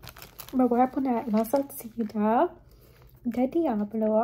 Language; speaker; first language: Spanish; early bilingual, heritage; Spanish